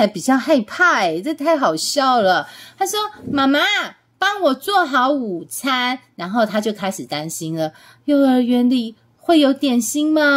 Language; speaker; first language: Chinese; native; Chinese